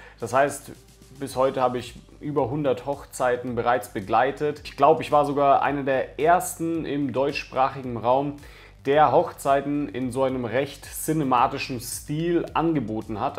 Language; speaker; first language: German; native; German